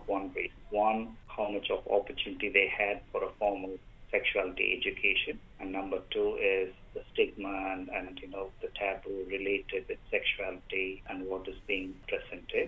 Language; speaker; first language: English; non-native, local second language; Tamil